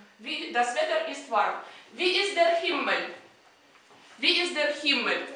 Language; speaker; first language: German; non-native, fluent; Russian